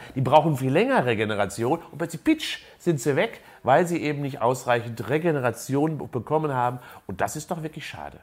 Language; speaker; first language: German; native; German